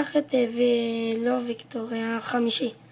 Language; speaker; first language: Hebrew; native; Hebrew